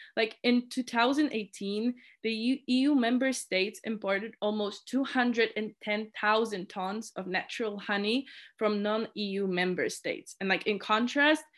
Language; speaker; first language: English; non-native, fluent; Polish